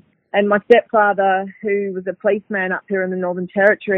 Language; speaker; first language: English; native; English